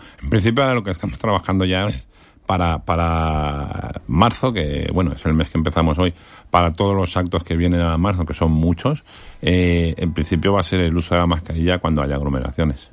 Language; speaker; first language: Spanish; native; Spanish